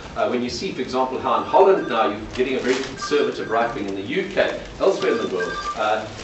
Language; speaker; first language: English; native; English